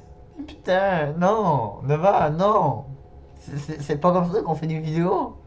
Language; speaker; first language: French; native; French